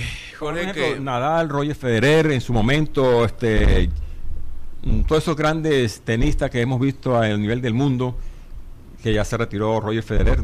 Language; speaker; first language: Spanish; native; Spanish